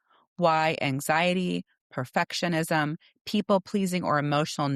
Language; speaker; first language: English; native; English